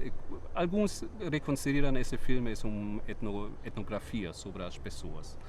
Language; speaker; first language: Portuguese; non-native, fluent; German